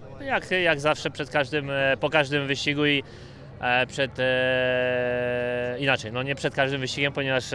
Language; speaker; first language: Polish; native; Polish